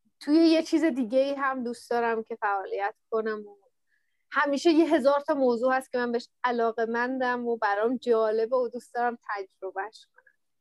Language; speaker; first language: Persian; native; Persian